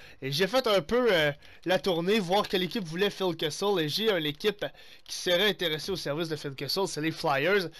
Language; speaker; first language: French; native; French